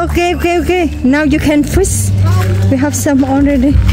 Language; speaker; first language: English; non-native, learner; Vietnamese